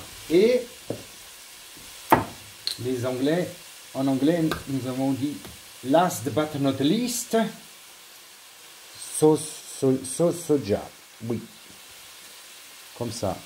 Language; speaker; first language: French; non-native, learner; German